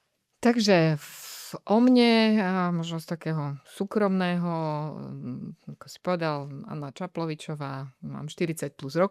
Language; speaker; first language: Slovak; native; Slovak